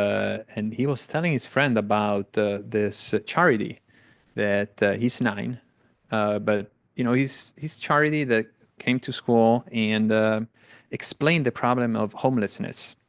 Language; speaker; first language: English; non-native, fluent; Italian